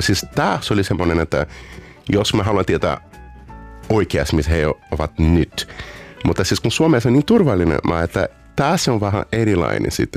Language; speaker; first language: Finnish; non-native, fluent; Portuguese